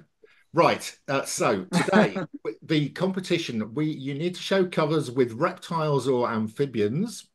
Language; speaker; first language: English; native; English